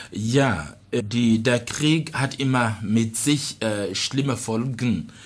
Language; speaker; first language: German; non-native, fluent; Rundi